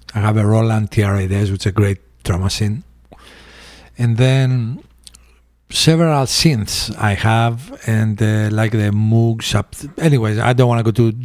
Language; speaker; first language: English; early bilingual, other home language; Greek